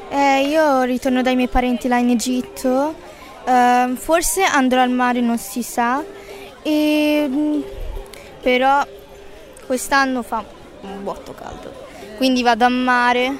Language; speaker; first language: Italian; early bilingual, other home language; Arabic